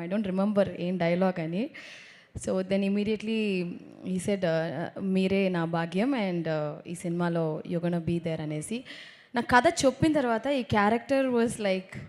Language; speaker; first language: Telugu; non-native, local second language; Tamil